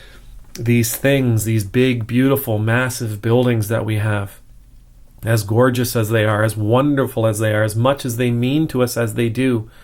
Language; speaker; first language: English; native; English